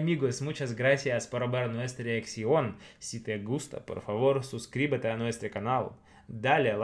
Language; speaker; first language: Spanish; non-native, fluent; Russian